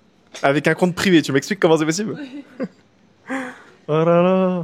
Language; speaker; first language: French; native; French